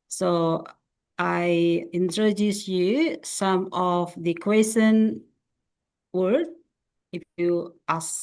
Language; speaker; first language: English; non-native, fluent; Indonesian